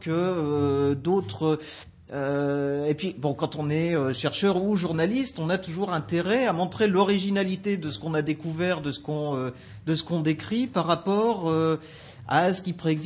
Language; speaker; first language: French; native; French